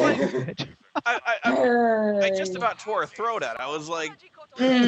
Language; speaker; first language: English; native; English